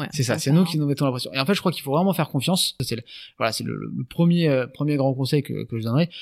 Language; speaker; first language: French; native; French